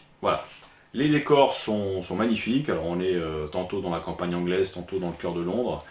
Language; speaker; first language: French; native; French